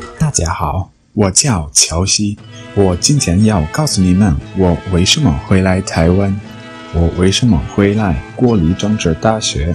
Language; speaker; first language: Chinese; non-native, learner; English